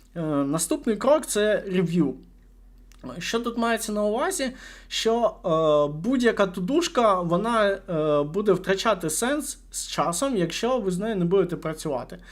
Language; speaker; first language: Ukrainian; non-native, local second language; Russian